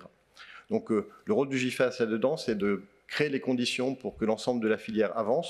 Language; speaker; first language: French; native; French